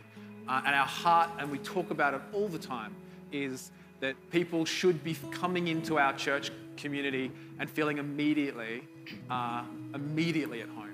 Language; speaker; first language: English; native; English